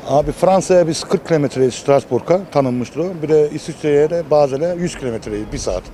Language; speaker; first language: Turkish; early bilingual, heritage; Turkish